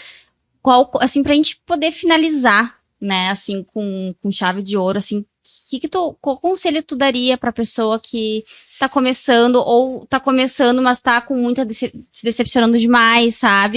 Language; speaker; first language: Portuguese; native; Portuguese